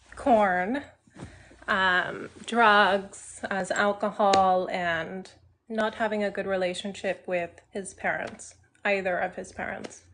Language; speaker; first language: English; native; English